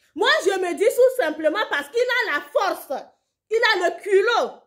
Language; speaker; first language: French; non-native, local second language; Ewe